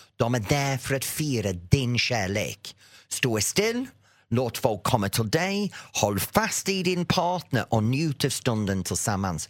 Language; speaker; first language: Swedish; non-native, fluent; English